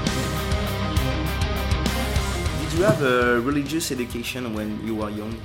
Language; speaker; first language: English; non-native, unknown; French